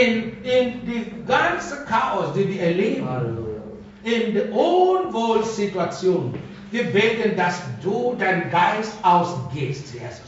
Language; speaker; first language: German; non-native, fluent; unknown